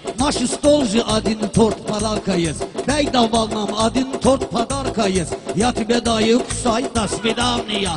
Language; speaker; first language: Russian; non-native, learner; Talysh